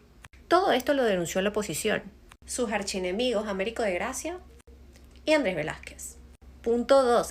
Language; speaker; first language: Spanish; native; Spanish